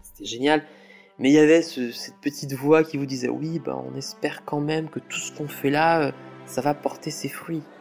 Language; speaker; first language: French; native; French